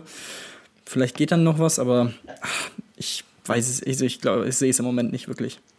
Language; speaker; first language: German; native; German